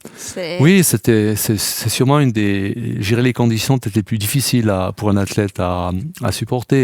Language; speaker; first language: French; native; French